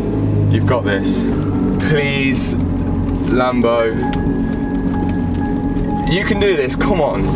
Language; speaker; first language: English; native; English